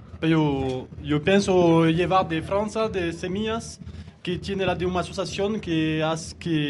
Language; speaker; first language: Spanish; non-native, learner; French